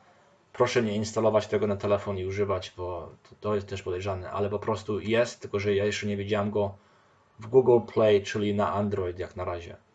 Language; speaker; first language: Polish; early bilingual, heritage; Polish